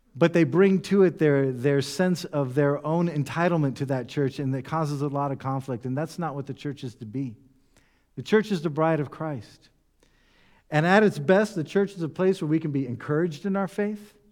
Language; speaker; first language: English; native; English